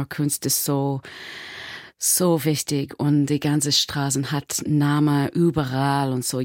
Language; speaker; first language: German; non-native, learner; English